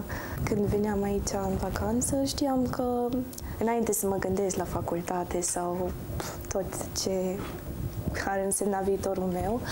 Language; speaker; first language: Romanian; early bilingual, heritage; Romanian